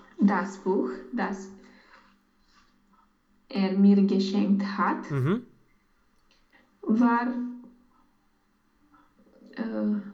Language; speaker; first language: German; non-native, learner; Romanian